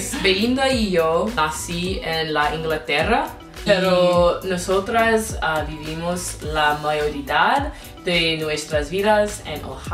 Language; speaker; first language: Spanish; non-native, learner; English